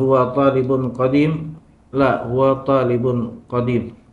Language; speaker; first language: Arabic; non-native, learner; Indonesian